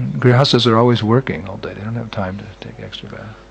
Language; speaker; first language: English; native; English